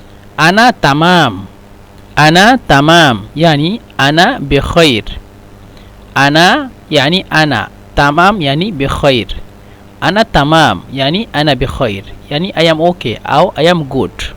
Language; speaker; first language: Arabic; non-native, fluent; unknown